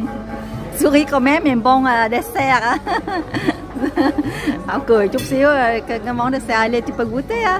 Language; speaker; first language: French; non-native, learner; Vietnamese